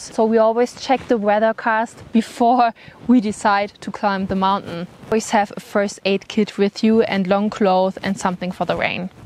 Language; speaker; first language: English; non-native, fluent; German